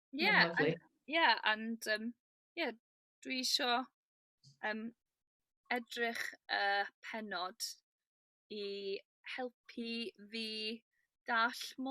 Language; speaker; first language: Welsh; non-native, learner; English